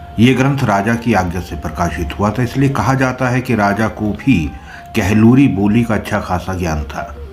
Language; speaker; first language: Hindi; native; Hindi